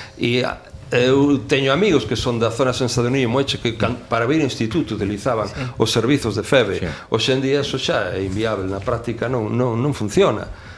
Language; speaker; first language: Galician; native; Galician